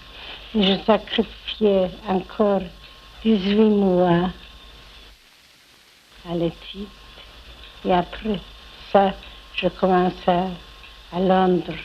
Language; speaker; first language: French; non-native, fluent; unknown